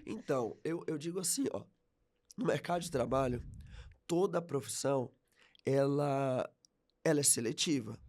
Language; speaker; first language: Portuguese; native; Portuguese